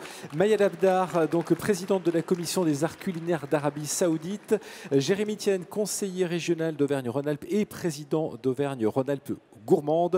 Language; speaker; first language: French; native; French